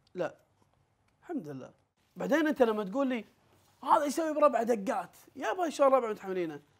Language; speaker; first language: Arabic; native; Arabic